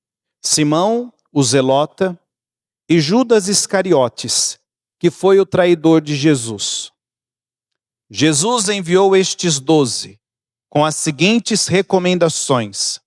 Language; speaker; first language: Portuguese; native; Portuguese